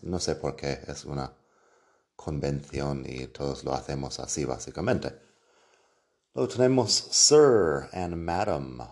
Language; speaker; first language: Spanish; non-native, fluent; English